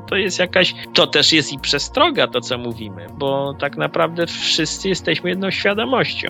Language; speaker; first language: Polish; native; Polish